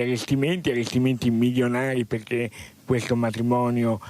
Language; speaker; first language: Italian; native; Italian